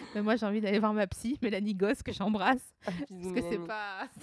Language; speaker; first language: French; native; French